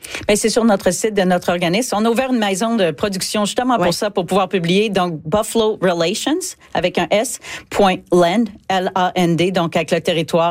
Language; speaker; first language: French; native; French